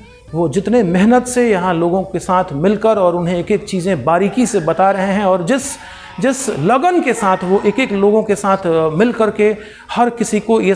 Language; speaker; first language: Hindi; native; Hindi